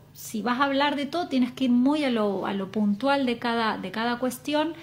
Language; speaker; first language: Spanish; native; Spanish